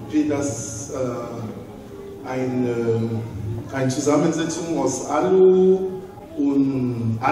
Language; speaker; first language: German; non-native, learner; French